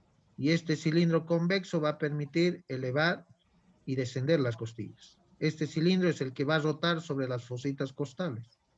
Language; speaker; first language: Spanish; native; Spanish